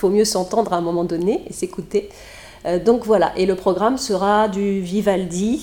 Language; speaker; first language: French; native; French